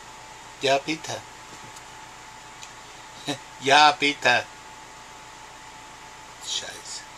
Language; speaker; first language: German; non-native, learner; English